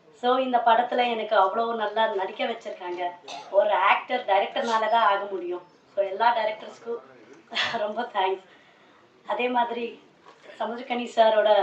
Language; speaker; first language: Tamil; native; Tamil